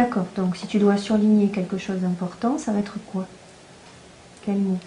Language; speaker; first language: French; native; French